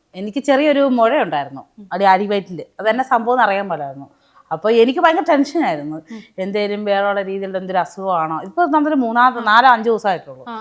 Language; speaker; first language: Malayalam; native; Malayalam